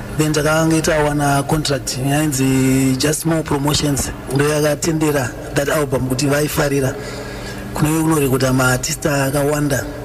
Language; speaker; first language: Shona; early bilingual, other home language; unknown